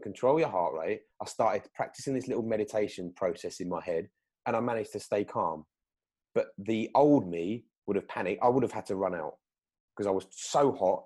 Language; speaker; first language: English; native; English